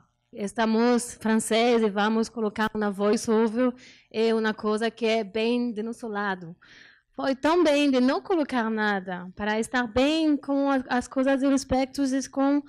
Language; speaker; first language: Portuguese; non-native, learner; French